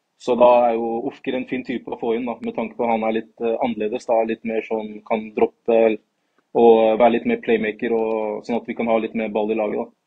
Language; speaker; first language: Norwegian; early bilingual, other home language; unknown